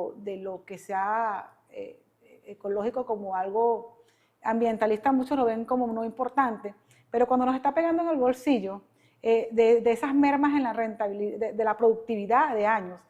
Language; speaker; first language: Spanish; native; Spanish